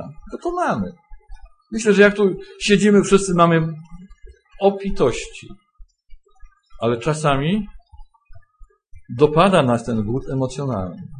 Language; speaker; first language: Polish; native; Polish